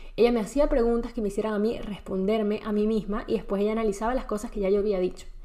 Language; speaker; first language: Spanish; native; Spanish